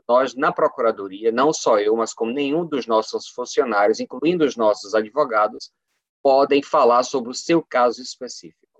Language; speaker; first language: Portuguese; native; Portuguese